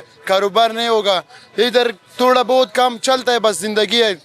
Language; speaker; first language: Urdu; non-native, local second language; Pashto